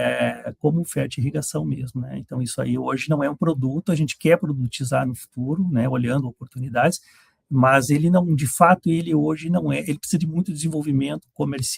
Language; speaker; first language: Portuguese; native; Portuguese